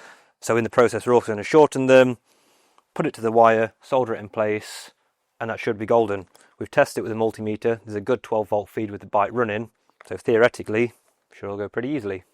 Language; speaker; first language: English; native; English